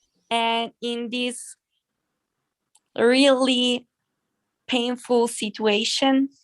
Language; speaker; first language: English; non-native, fluent; Italian